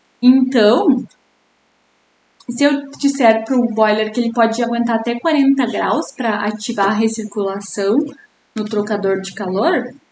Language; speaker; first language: Portuguese; native; Portuguese